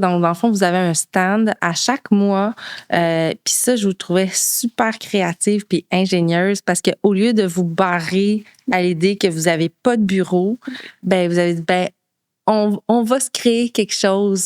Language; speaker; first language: French; native; French